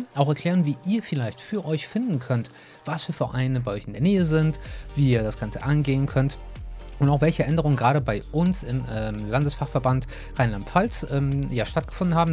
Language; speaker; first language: German; native; German